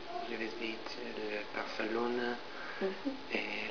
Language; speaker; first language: French; non-native, learner; English